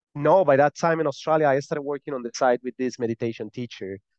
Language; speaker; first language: English; non-native, fluent; Spanish